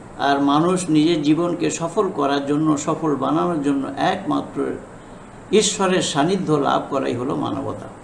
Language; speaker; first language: Bangla; non-native, fluent; Hindi